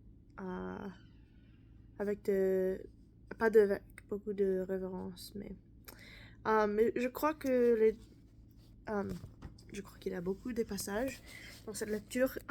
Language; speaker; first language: French; non-native, learner; English